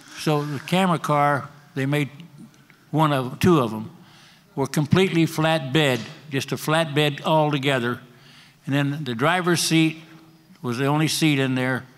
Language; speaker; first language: English; native; English